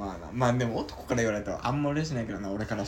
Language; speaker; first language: Japanese; native; Japanese